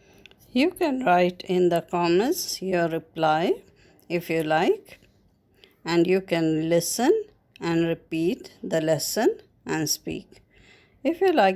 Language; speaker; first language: English; non-native, fluent; Arabic